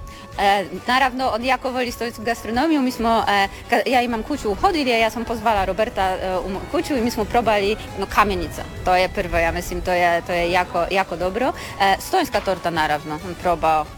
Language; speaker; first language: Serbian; non-native, learner; Polish